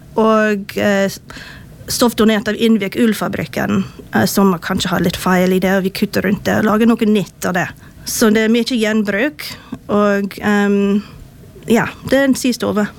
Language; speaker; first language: Norwegian; non-native, fluent; English